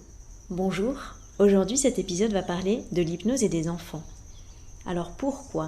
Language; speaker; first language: French; native; French